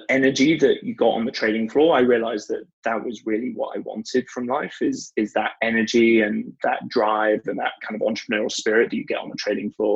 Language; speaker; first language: English; native; English